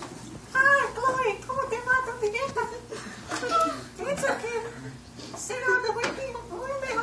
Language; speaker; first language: Spanish; non-native, learner; English